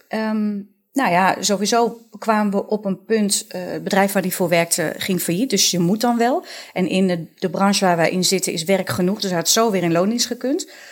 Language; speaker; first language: Dutch; native; Dutch